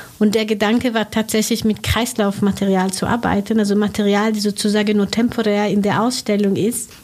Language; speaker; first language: German; non-native, fluent; Italian